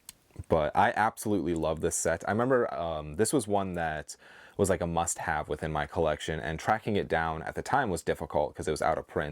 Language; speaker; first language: English; native; English